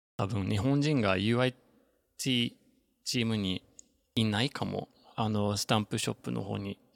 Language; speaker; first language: Japanese; non-native, fluent; Norwegian